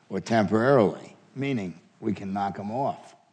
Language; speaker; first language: English; native; English